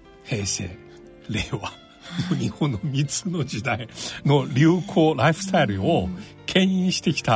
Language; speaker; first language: Japanese; non-native, fluent; Chinese